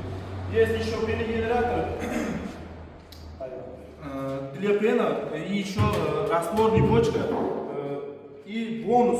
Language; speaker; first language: Russian; non-native, learner; Uzbek